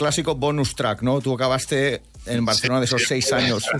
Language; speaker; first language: Spanish; native; Spanish